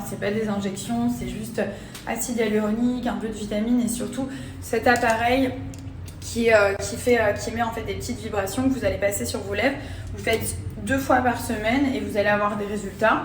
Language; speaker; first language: French; native; French